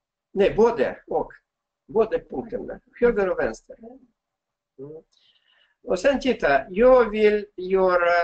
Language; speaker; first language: Swedish; non-native, fluent; Russian